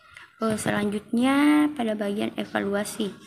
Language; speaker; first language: Indonesian; native; Indonesian